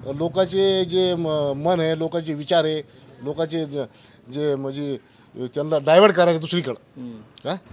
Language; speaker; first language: Marathi; non-native, local second language; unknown